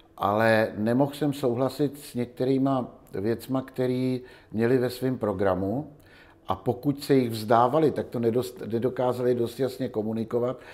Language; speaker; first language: Czech; native; Czech